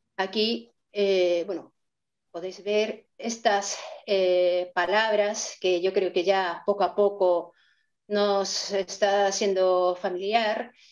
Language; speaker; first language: Spanish; non-native, fluent; Japanese